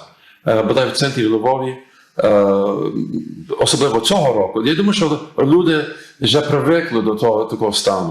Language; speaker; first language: Ukrainian; early bilingual, heritage; English